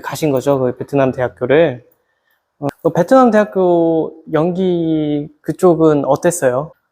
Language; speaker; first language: Korean; native; Korean